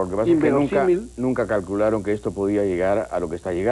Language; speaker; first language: Spanish; native; Spanish